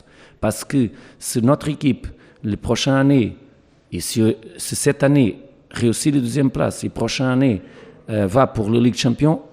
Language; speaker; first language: French; non-native, learner; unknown